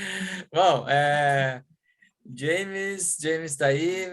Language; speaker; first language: Portuguese; native; Portuguese